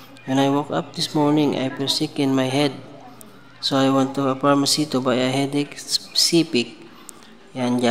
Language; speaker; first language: English; non-native, local second language; Filipino